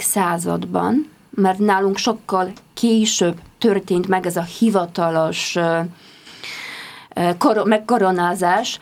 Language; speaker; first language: Hungarian; non-native, fluent; Polish